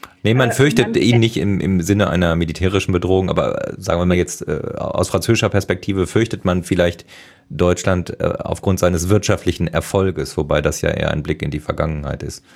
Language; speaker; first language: German; native; German